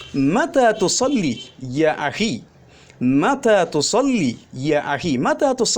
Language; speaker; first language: Arabic; non-native, fluent; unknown